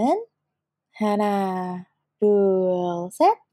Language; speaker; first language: Korean; non-native, fluent; Indonesian